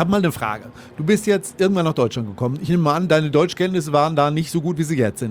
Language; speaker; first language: German; native; German